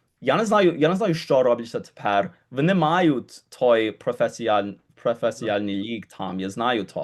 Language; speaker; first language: Ukrainian; early bilingual, heritage; Ukrainian